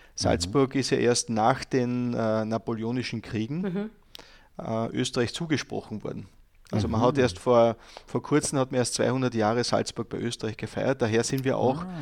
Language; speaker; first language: German; native; German